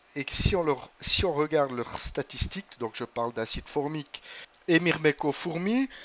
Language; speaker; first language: French; native; French